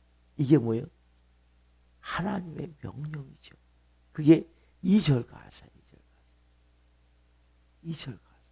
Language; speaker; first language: Korean; native; Korean